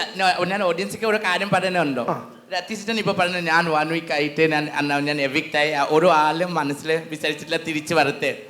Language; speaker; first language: Malayalam; non-native, local second language; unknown